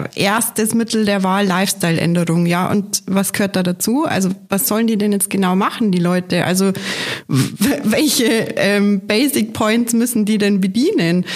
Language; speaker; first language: German; native; German